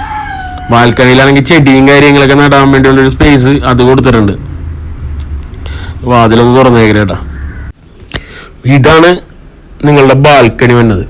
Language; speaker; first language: Malayalam; native; Malayalam